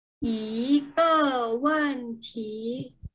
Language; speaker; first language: Chinese; non-native, fluent; Thai